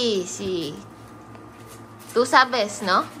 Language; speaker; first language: Spanish; non-native, learner; Filipino